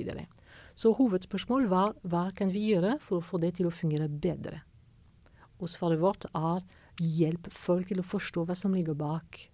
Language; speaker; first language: Norwegian; non-native, fluent; French